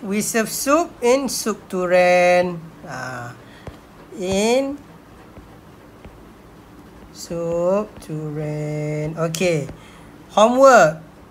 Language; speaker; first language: English; non-native, local second language; Malay